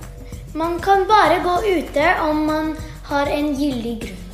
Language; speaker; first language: Norwegian; early bilingual, heritage; Norwegian